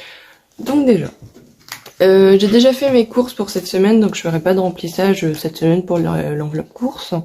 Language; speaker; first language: French; native; French